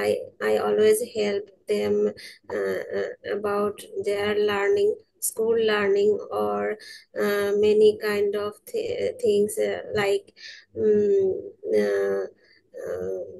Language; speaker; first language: English; non-native, learner; Bangla